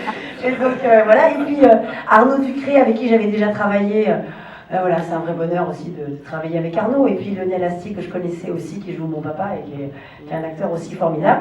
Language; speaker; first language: French; native; French